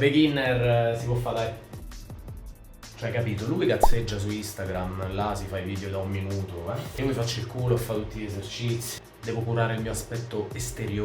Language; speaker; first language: Italian; native; Italian